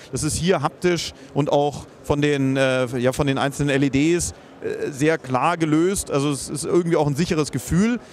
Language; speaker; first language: German; native; German